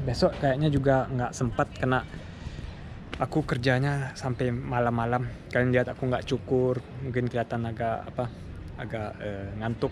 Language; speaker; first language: Indonesian; early bilingual, heritage; German